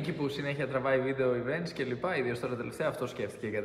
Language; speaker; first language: Greek; native; Greek